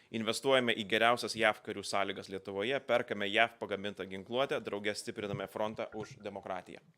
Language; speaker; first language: Lithuanian; native; Lithuanian